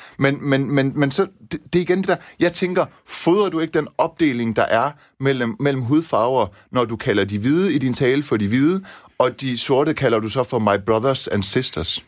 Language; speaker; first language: Danish; early bilingual, other home language; Persian